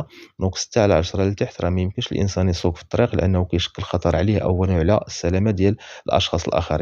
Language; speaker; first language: Arabic; native; Arabic